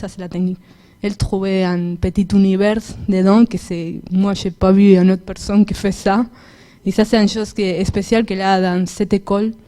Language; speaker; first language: French; non-native, fluent; Spanish